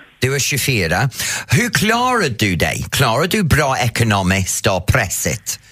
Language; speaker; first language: Swedish; non-native, fluent; English